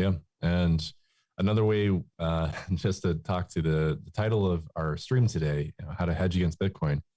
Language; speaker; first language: English; native; English